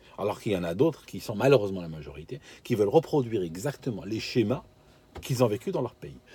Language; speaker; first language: French; non-native, local second language; Arabic